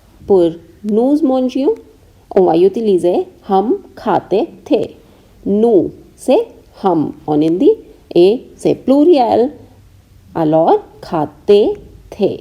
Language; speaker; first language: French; non-native, fluent; Hindi